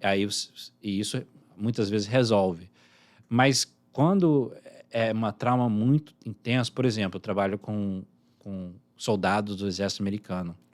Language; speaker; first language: Portuguese; early bilingual, heritage; Portuguese